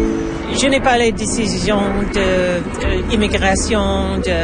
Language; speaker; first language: French; non-native, learner; English